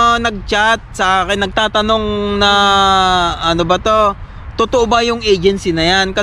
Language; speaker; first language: Filipino; non-native, local second language; Iloko